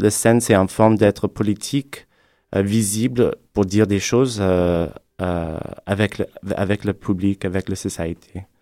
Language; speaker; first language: French; non-native, fluent; English